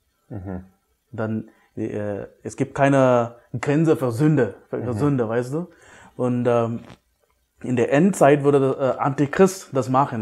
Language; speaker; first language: German; non-native, fluent; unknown